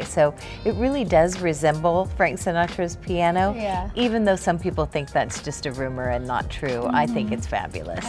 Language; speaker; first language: English; native; English